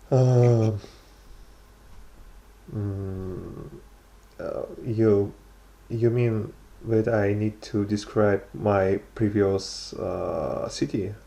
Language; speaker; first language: English; non-native, learner; Russian